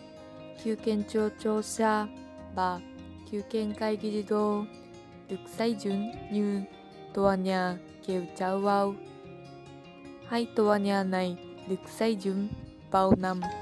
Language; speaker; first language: Vietnamese; non-native, learner; Japanese